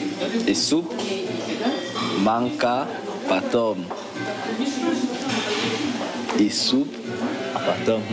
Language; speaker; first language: Russian; non-native, learner; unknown